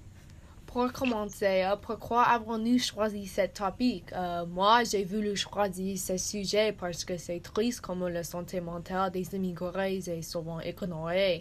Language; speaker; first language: French; non-native, learner; English